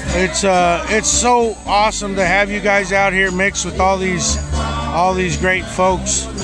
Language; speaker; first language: English; early bilingual, other home language; Spanish